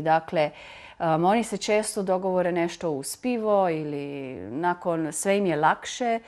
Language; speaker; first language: Serbian; non-native, fluent; Slovenian